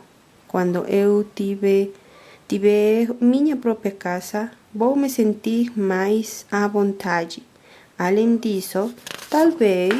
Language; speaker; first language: Portuguese; non-native, fluent; Spanish